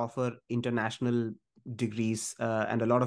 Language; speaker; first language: English; non-native, local second language; Malayalam